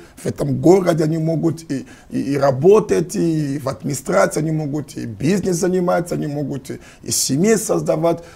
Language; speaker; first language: Russian; non-native, fluent; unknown